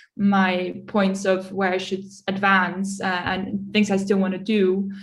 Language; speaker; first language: English; early bilingual, other home language; Dutch